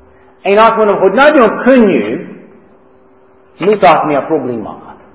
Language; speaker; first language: Hungarian; non-native, fluent; English